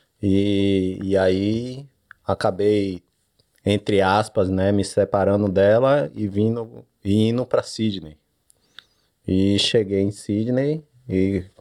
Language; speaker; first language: Portuguese; native; Portuguese